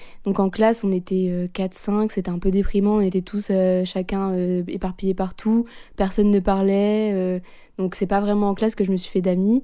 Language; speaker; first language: French; native; French